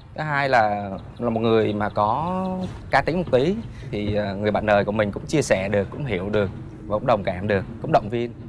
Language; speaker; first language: Vietnamese; native; Vietnamese